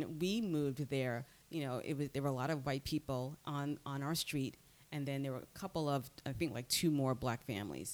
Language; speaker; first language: English; native; English